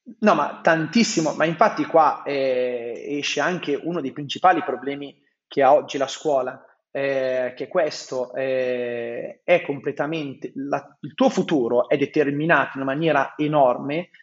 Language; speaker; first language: Italian; native; Italian